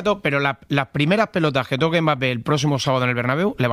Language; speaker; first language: Spanish; native; Spanish